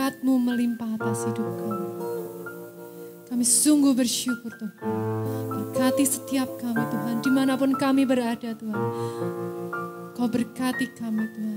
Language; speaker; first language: Indonesian; native; Indonesian